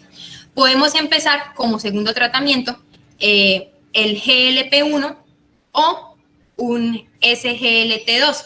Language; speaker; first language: Spanish; native; Spanish